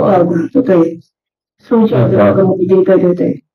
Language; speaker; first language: Chinese; non-native, fluent; Filipino